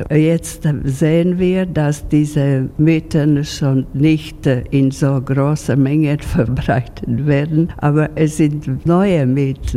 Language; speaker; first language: German; non-native, fluent; Slovak